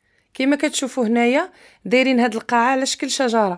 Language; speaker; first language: Arabic; native; Arabic